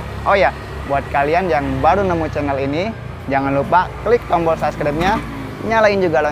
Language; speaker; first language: Indonesian; native; Indonesian